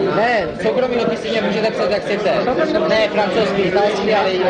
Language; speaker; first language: Czech; native; Czech